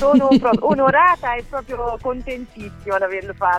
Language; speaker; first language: Italian; native; Italian